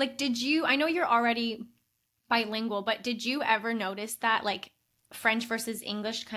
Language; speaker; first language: English; native; English